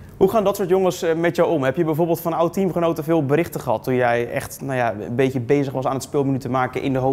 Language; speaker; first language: Dutch; native; Dutch